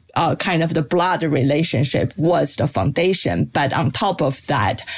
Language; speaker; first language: English; non-native, fluent; Chinese